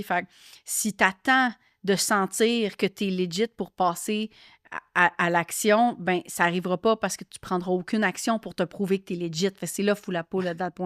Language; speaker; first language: French; native; French